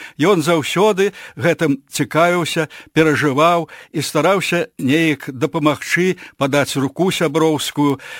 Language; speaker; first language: Belarusian; native; Belarusian